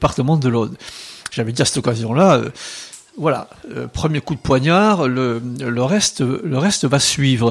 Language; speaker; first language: French; native; French